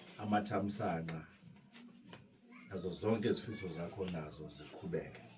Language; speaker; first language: Zulu; non-native, local second language; Xhosa